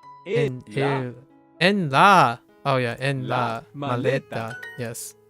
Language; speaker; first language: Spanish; non-native, learner; English